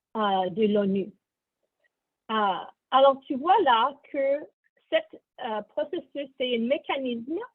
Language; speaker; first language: French; non-native, learner; English